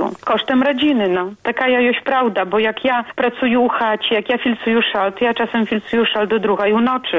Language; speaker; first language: Polish; non-native, local second language; Belarusian